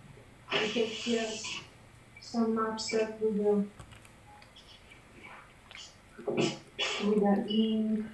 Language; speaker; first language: English; non-native, fluent; Macedonian